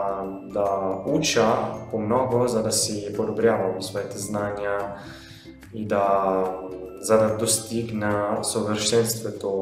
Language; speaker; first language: Bulgarian; non-native, learner; Italian